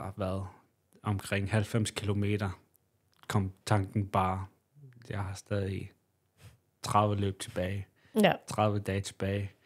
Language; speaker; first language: Danish; non-native, local second language; Kalaallisut